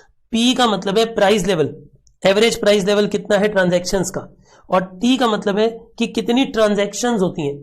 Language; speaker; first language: Hindi; native; Hindi